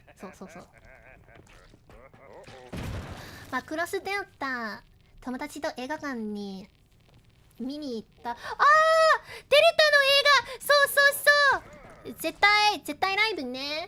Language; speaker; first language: Japanese; non-native, learner; English